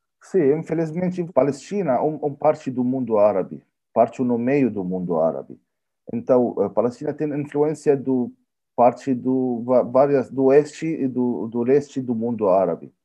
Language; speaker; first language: Portuguese; non-native, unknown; Arabic